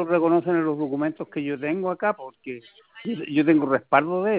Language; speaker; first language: Spanish; native; Spanish